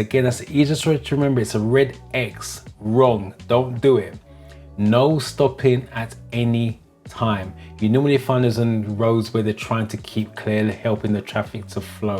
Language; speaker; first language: English; native; English